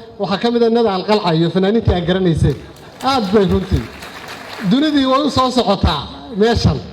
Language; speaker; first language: Somali; native; Somali